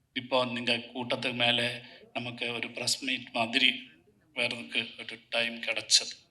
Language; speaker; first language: Tamil; non-native, learner; Malayalam